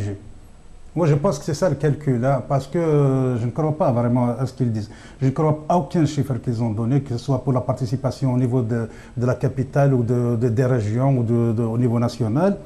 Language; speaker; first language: French; non-native, local second language; Kabyle